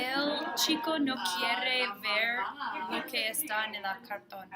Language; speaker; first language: Spanish; non-native, learner; English